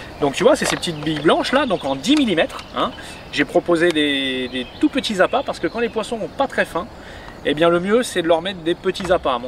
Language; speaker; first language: French; native; French